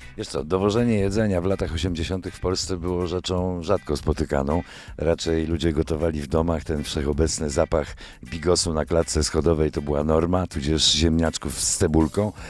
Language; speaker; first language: Polish; native; Polish